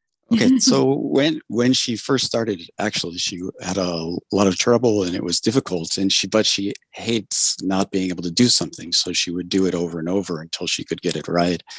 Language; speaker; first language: English; native; English